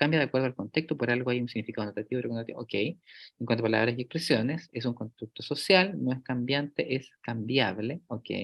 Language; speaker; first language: Spanish; native; Spanish